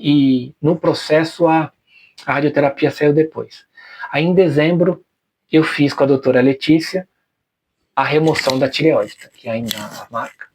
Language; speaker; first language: Portuguese; native; Portuguese